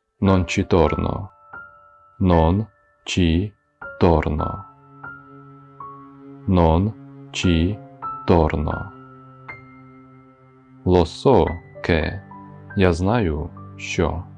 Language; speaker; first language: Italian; non-native, fluent; Ukrainian